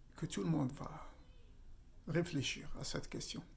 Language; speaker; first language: French; non-native, local second language; Arabic